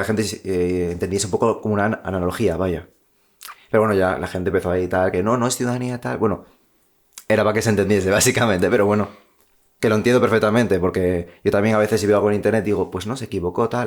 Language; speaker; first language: Spanish; native; Spanish